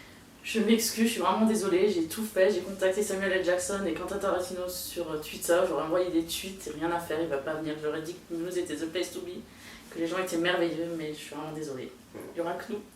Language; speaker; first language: French; native; French